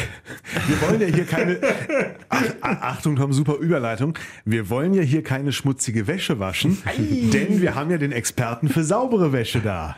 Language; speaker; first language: German; native; German